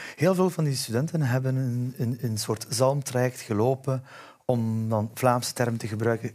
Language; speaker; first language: Dutch; early bilingual, other home language; Turkish